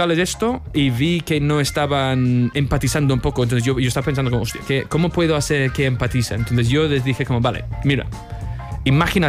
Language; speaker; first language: Spanish; non-native, fluent; English